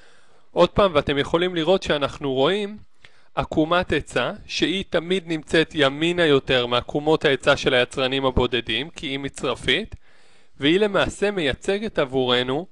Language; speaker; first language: Hebrew; native; Hebrew